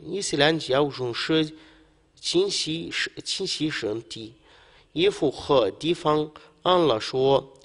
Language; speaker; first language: Chinese; non-native, fluent; Arabic